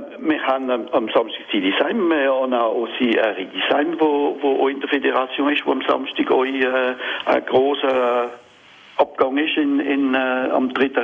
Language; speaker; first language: German; non-native, local second language; French